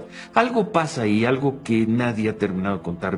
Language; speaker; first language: Spanish; native; Spanish